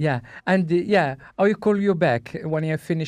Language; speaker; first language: English; non-native, learner; Spanish